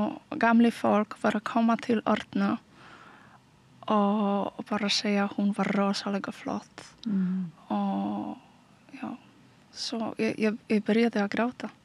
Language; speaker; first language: Icelandic; non-native, learner; Polish